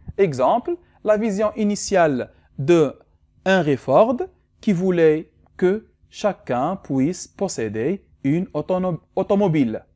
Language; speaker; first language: French; non-native, local second language; Arabic